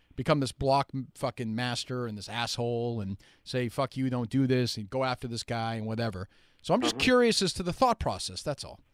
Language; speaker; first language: English; native; English